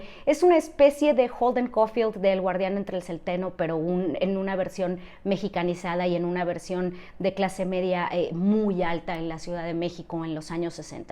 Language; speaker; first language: Spanish; native; Spanish